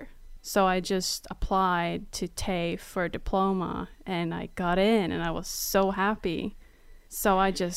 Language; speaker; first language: English; non-native, fluent; Swedish